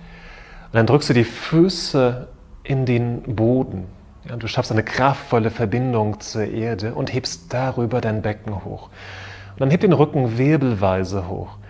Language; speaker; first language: German; native; German